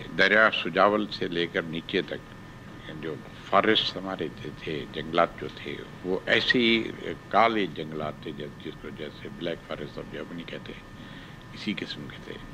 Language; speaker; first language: Urdu; non-native, local second language; Sindhi